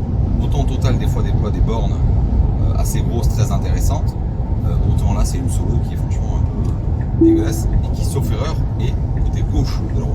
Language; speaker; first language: French; native; French